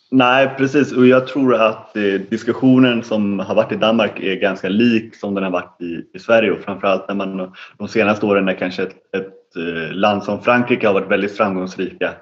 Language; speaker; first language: Swedish; native; Swedish